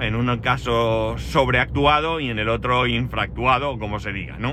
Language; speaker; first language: Spanish; native; Spanish